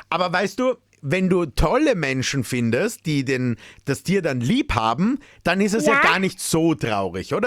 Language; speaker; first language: German; native; German